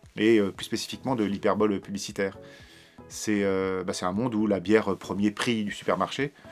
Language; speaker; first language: French; native; French